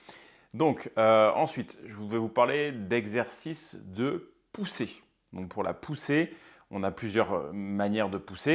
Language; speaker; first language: French; native; French